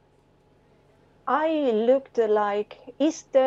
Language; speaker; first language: English; non-native, fluent; Italian